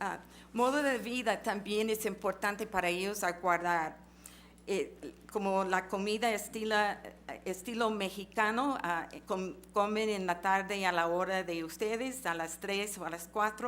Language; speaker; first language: Spanish; non-native, fluent; English